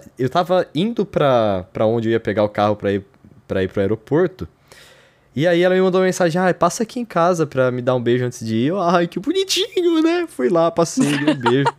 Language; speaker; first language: Portuguese; native; Portuguese